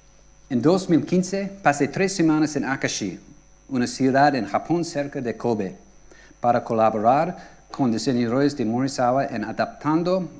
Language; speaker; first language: Spanish; non-native, fluent; English